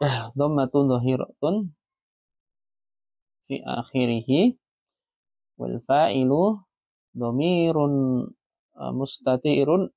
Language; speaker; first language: Arabic; non-native, learner; Indonesian